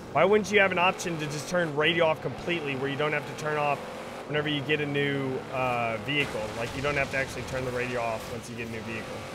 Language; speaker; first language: English; native; English